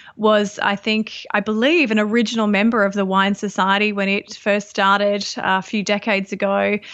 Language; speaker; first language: English; native; English